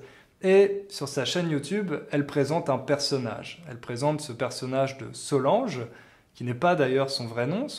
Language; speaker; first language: French; native; French